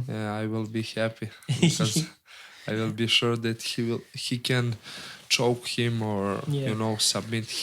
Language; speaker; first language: English; non-native, learner; Serbian